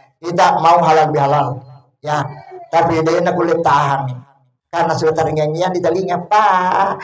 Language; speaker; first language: Indonesian; non-native, local second language; Buginese